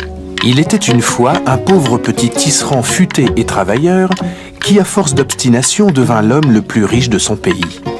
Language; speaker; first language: French; native; French